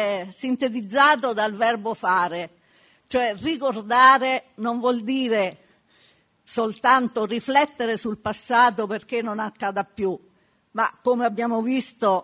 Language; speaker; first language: Italian; native; Italian